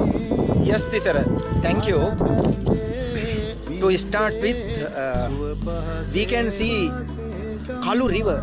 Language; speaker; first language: English; non-native, local second language; Sinhala